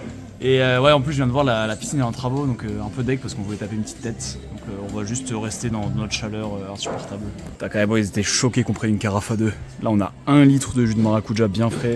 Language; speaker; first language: French; native; French